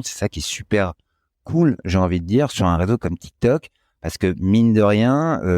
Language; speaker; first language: French; native; French